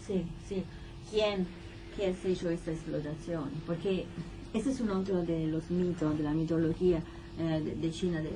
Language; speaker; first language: Spanish; non-native, fluent; Italian